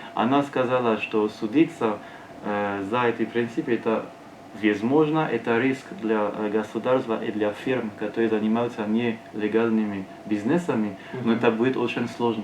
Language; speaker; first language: Russian; non-native, learner; French